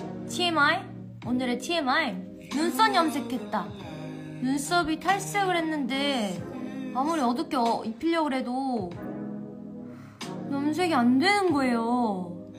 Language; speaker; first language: Korean; native; Korean